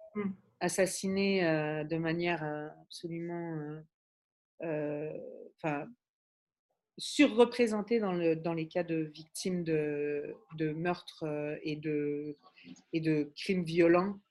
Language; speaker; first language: French; native; French